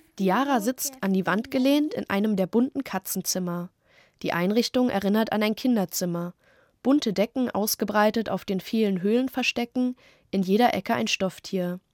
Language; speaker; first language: German; native; German